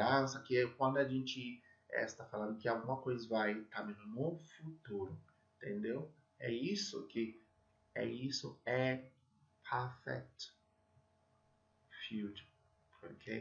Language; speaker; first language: Portuguese; non-native, fluent; English